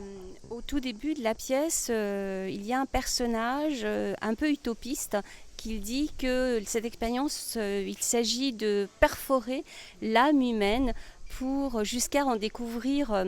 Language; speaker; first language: French; native; French